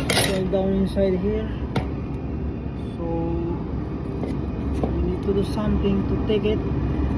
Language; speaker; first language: English; non-native, learner; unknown